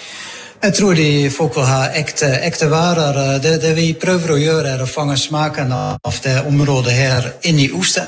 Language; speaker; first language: Norwegian; non-native, fluent; Dutch